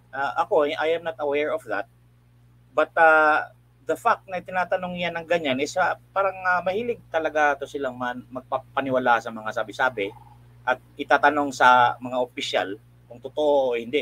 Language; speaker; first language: Filipino; native; Filipino